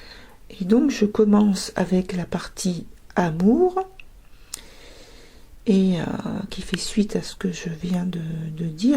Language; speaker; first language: French; native; French